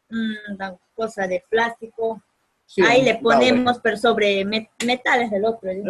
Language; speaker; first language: Spanish; native; Spanish